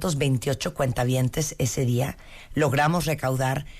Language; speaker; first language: Spanish; native; Spanish